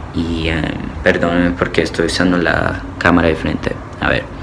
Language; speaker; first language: Spanish; early bilingual, heritage; Spanish